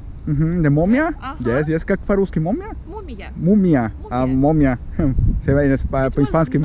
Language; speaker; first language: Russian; non-native, learner; Spanish